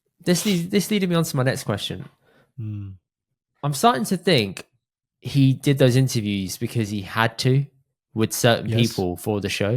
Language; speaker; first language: English; early bilingual, other home language; Punjabi